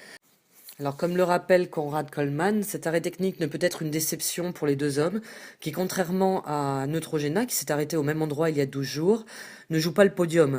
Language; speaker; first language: French; native; French